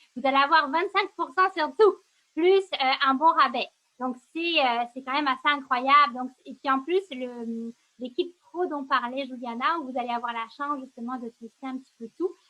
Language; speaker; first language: French; native; French